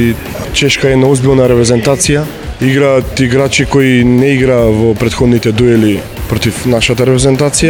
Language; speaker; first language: Macedonian; native; Macedonian